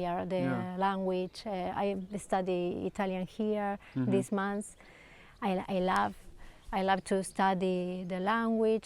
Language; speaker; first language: English; non-native, learner; Spanish